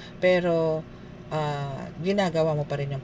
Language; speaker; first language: Filipino; native; Filipino